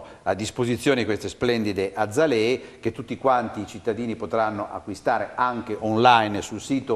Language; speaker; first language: Italian; native; Italian